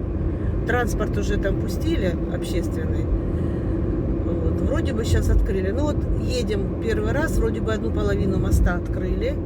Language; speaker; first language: Russian; native; Russian